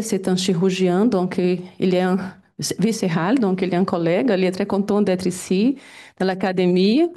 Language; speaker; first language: French; non-native, fluent; Portuguese